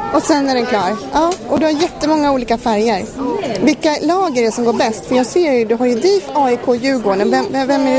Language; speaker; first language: Swedish; native; Swedish